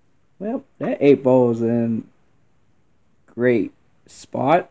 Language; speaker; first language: English; native; English